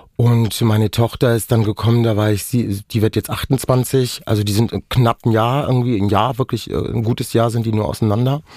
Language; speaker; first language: German; non-native, local second language; Romany